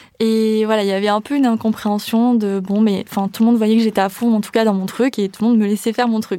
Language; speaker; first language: French; native; French